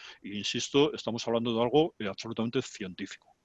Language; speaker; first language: Spanish; native; Spanish